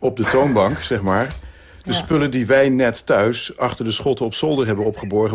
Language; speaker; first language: Dutch; native; Dutch